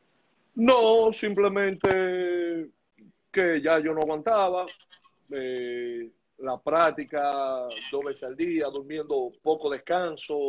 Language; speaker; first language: Spanish; native; Spanish